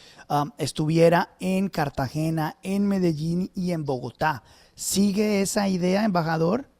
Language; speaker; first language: Spanish; native; Spanish